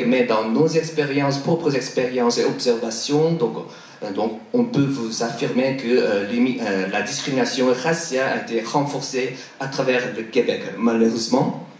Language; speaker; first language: French; non-native, fluent; Korean